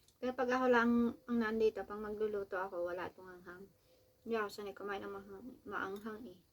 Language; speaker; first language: Filipino; native; Filipino